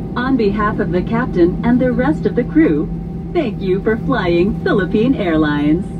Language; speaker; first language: English; non-native, local second language; Filipino